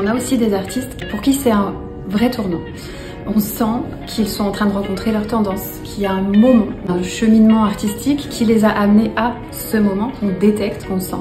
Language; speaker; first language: French; native; French